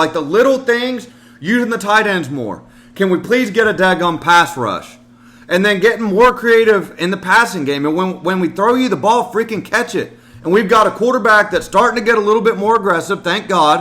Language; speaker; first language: English; native; English